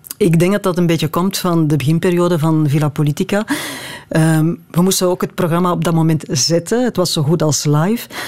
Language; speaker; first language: Dutch; native; Dutch